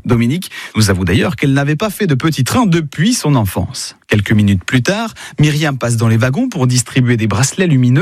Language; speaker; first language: French; native; French